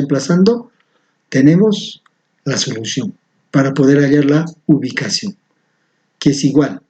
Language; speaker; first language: Spanish; native; Spanish